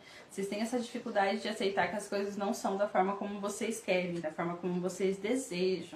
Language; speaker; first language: Portuguese; native; Portuguese